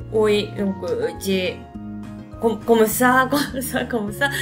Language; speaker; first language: French; non-native, learner; Japanese